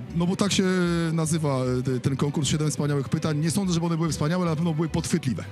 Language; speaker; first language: Polish; native; Polish